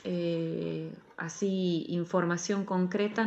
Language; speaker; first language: Spanish; non-native, fluent; Ukrainian